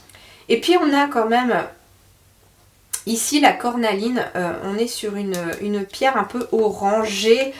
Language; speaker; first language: French; native; French